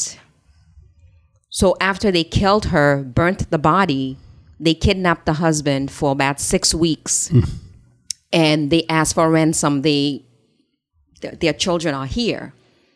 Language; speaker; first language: English; non-native, fluent; Haitian Creole